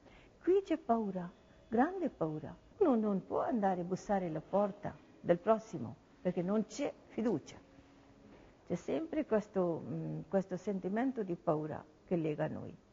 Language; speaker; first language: Italian; non-native, learner; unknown